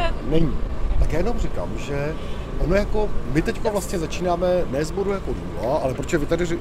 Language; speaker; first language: Czech; native; Czech